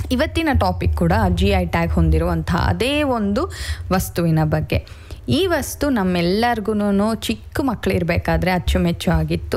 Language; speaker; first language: Kannada; native; Kannada